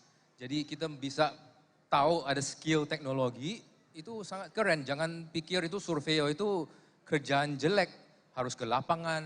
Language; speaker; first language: Indonesian; non-native, fluent; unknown